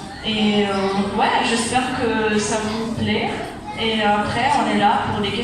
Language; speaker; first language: French; non-native, fluent; German